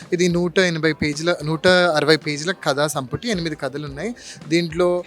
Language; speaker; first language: Telugu; non-native, local second language; Lambadi